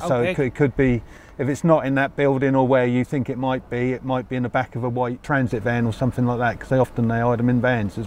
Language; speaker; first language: English; native; English